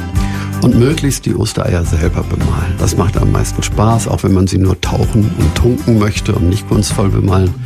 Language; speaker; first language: German; native; German